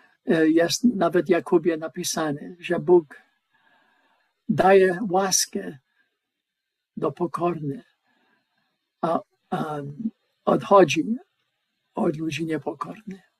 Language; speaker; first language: Polish; non-native, learner; English